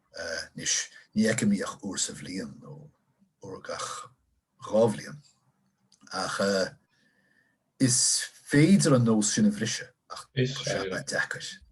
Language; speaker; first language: Irish; non-native, local second language; English